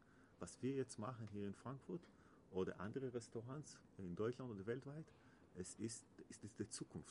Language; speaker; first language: German; non-native, learner; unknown